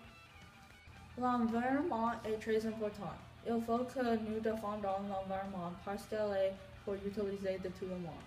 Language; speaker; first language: French; non-native, learner; English